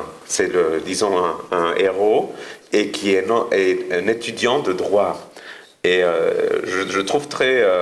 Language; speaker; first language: French; non-native, fluent; Spanish